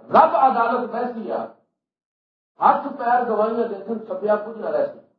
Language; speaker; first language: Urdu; non-native, local second language; Punjabi